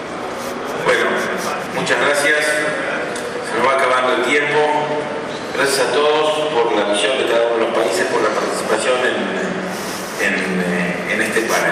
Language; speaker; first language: Spanish; native; Spanish